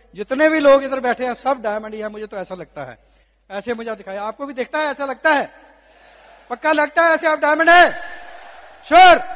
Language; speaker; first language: Hindi; non-native, local second language; Punjabi